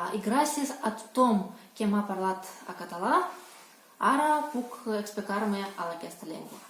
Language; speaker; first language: Catalan; non-native, learner; Russian